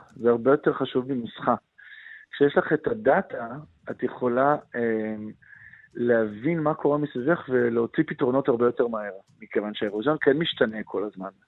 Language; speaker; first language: Hebrew; native; Hebrew